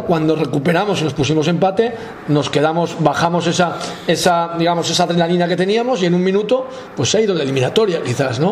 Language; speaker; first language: Spanish; native; Spanish